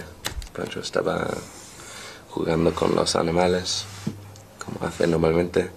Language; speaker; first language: Spanish; non-native, learner; English